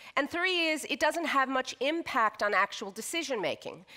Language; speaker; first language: English; native; English